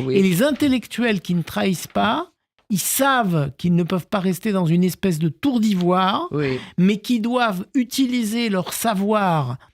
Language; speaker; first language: French; native; French